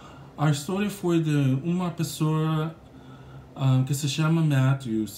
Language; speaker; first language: Portuguese; non-native, learner; English